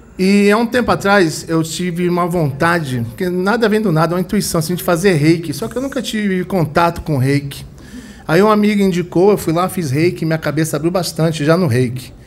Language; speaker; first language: Portuguese; native; Portuguese